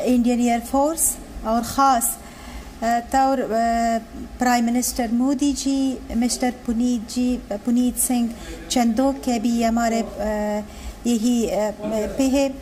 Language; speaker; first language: Hindi; non-native, learner; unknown